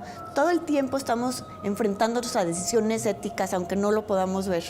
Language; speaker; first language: Spanish; native; Spanish